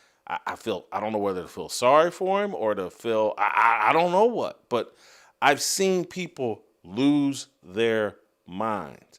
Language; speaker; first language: English; native; English